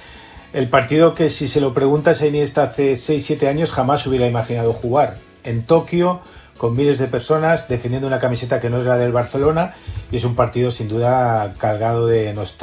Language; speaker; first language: Spanish; native; Spanish